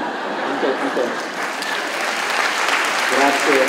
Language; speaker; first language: Italian; non-native, fluent; Finnish